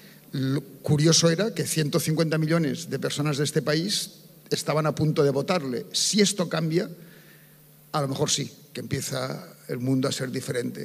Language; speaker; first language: Spanish; native; Spanish